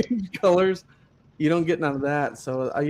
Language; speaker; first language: English; native; English